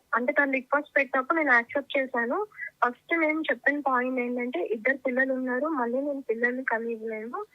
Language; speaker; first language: Telugu; native; Telugu